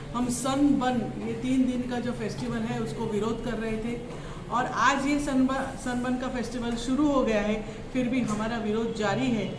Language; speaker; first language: Hindi; non-native, local second language; Marathi